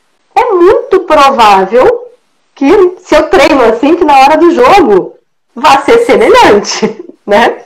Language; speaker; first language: Portuguese; native; Portuguese